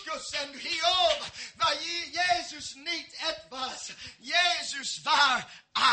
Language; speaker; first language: German; non-native, learner; English